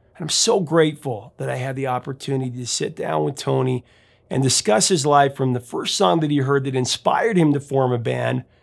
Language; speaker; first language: English; native; English